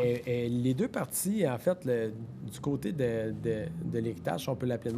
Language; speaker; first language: French; native; French